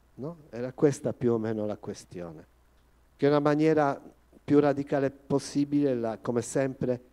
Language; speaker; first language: Italian; non-native, fluent; Polish